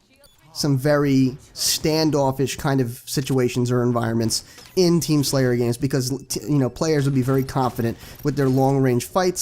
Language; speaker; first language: English; native; English